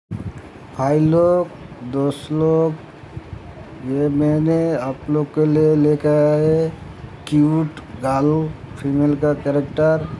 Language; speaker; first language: Hindi; non-native, fluent; Bangla